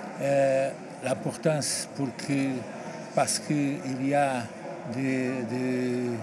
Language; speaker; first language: French; non-native, learner; Portuguese